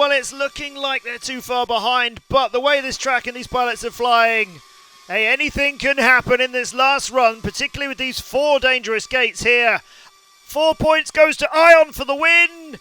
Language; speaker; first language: English; native; English